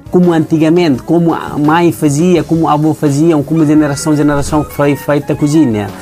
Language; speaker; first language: Portuguese; non-native, learner; Nepali